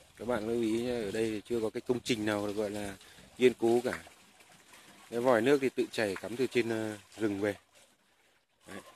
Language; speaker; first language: Vietnamese; non-native, local second language; Tày